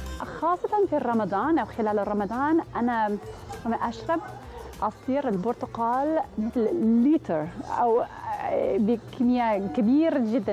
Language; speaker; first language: Arabic; non-native, fluent; English